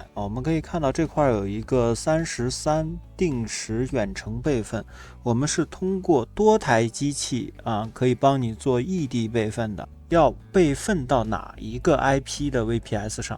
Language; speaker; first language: Chinese; native; Chinese